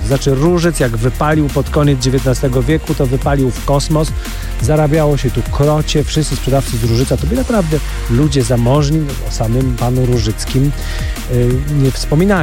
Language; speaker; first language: Polish; native; Polish